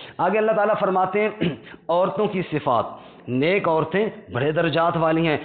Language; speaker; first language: Urdu; non-native, local second language; Punjabi